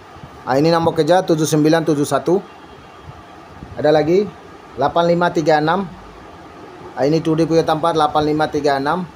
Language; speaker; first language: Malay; non-native, learner; Bangla